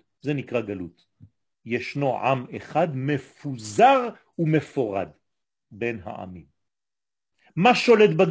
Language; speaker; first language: Hebrew; non-native, fluent; French